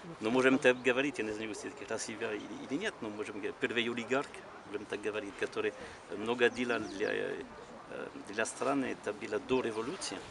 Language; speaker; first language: Russian; non-native, learner; French